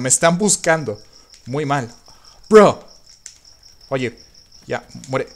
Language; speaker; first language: Spanish; native; Spanish